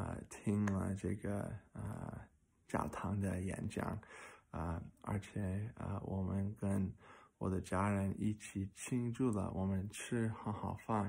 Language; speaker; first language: Chinese; non-native, learner; English